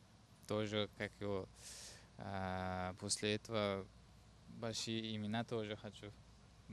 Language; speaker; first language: Russian; non-native, learner; Uzbek